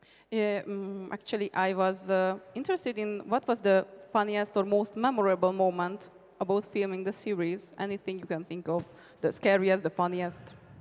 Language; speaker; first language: English; non-native, fluent; Hungarian